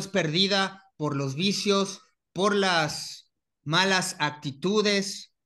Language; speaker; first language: Spanish; native; Spanish